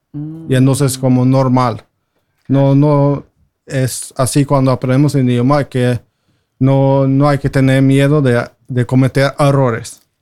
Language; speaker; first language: Spanish; non-native, fluent; Norwegian